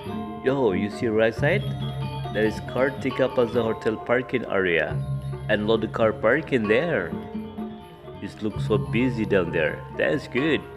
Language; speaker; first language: English; non-native, learner; Indonesian